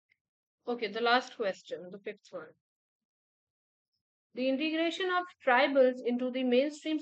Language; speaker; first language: English; non-native, local second language; Hindi